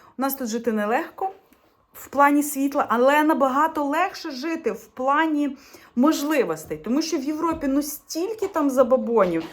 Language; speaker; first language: Ukrainian; non-native, local second language; Russian